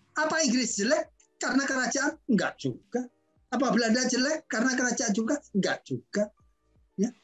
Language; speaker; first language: Indonesian; non-native, local second language; Javanese